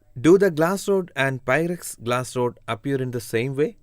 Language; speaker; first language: English; non-native, local second language; Malayalam